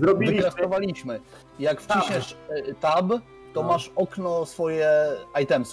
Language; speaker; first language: Polish; native; Polish